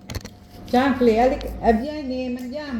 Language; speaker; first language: Italian; non-native, learner; Filipino